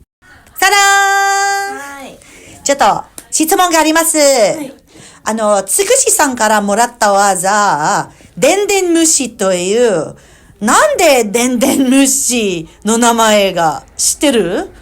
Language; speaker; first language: Japanese; non-native, learner; Filipino